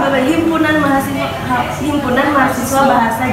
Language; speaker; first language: Japanese; non-native, learner; Indonesian